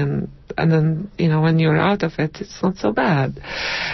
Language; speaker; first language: English; non-native, fluent; Latvian